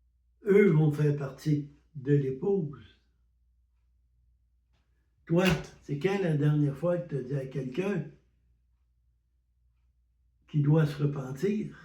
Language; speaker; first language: French; native; French